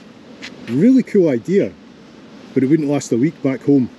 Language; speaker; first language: English; native; English